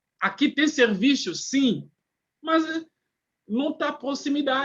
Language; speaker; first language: Portuguese; non-native, fluent; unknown